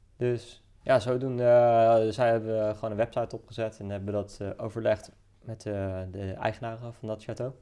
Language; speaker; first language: Dutch; native; Dutch